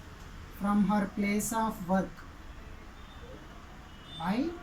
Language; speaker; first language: English; non-native, local second language; Telugu